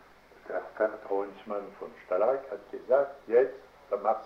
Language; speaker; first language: German; non-native, learner; French